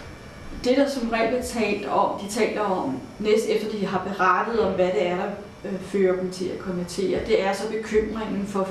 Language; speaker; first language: Danish; native; Danish